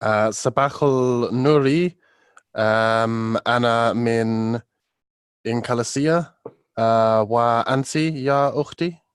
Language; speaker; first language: Arabic; non-native, learner; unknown